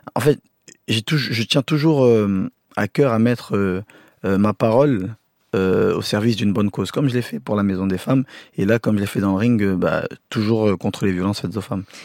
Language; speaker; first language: French; early bilingual, other home language; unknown